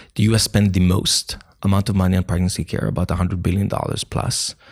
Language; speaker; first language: English; non-native, fluent; Hebrew